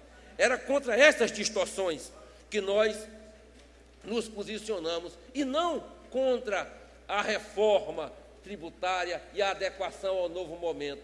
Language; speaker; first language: Portuguese; native; Portuguese